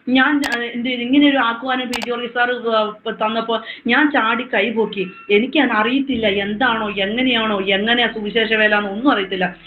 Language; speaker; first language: Malayalam; native; Malayalam